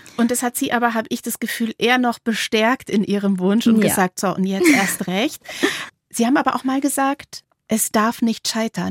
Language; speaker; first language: German; native; German